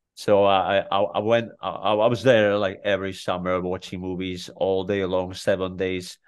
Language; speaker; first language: English; non-native, fluent; Czech